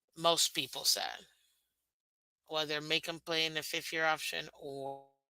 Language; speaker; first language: English; native; English